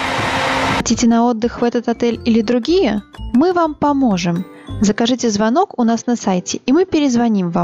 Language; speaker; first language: Russian; native; Russian